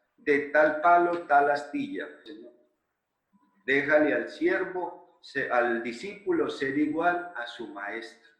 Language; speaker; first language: Spanish; native; Spanish